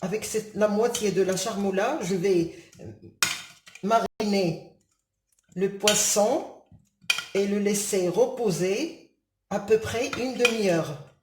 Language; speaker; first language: French; non-native, local second language; Arabic